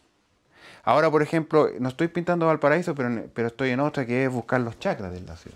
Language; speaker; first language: Spanish; native; Spanish